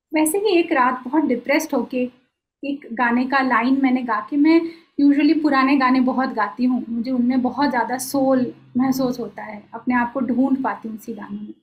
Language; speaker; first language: Hindi; non-native, local second language; Bangla